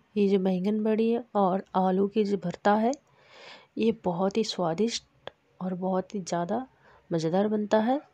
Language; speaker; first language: Hindi; non-native, local second language; Bangla